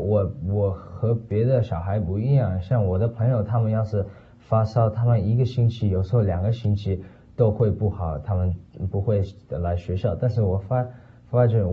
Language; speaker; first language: Chinese; early bilingual, heritage; Chinese